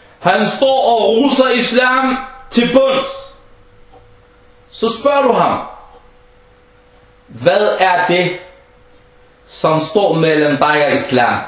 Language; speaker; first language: Danish; non-native, fluent; Arabic